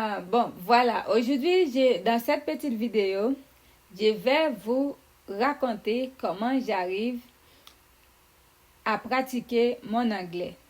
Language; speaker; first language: French; non-native, fluent; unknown